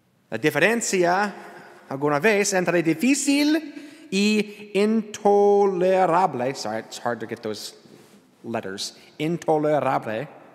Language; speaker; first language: Spanish; non-native, learner; English